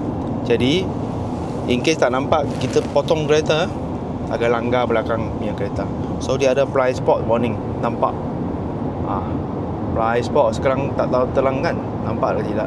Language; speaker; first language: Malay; non-native, local second language; Chinese